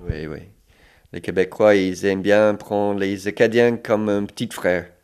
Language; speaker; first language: French; non-native, local second language; English